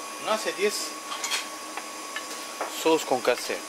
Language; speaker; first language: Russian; non-native, learner; Spanish